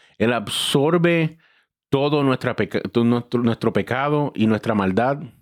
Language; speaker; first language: Spanish; early bilingual, heritage; Spanish